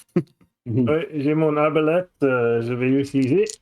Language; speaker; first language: French; non-native, fluent; English